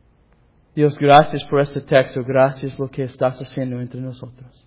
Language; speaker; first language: Spanish; non-native, learner; English